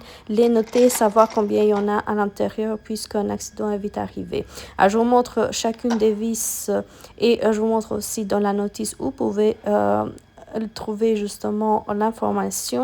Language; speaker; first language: French; non-native, fluent; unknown